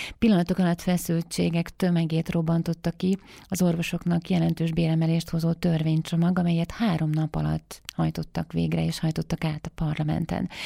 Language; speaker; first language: Hungarian; native; Hungarian